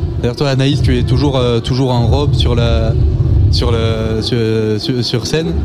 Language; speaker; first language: French; native; French